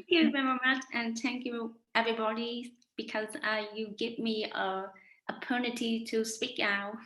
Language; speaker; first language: English; non-native, learner; Vietnamese